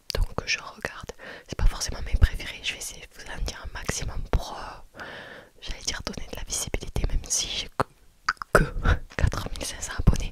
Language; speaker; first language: French; native; French